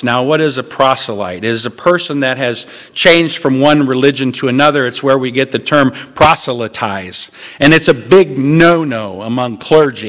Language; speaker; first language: English; native; English